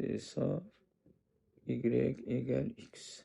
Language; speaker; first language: French; non-native, local second language; Arabic